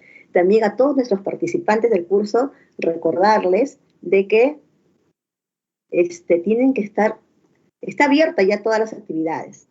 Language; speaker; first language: Spanish; native; Spanish